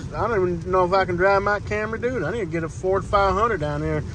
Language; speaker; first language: English; early bilingual, other home language; Spanish